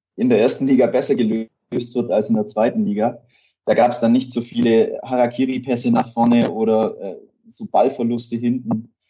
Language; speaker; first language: German; native; German